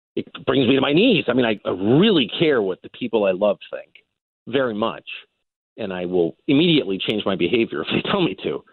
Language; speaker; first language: English; native; English